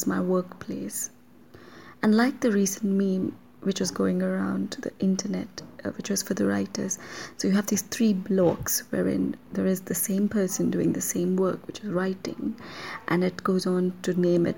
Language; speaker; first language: English; non-native, local second language; Kannada